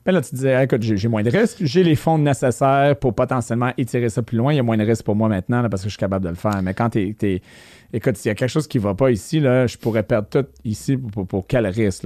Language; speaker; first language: French; native; French